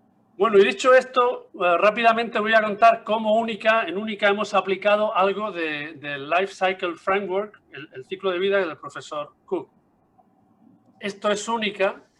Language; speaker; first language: Spanish; native; Spanish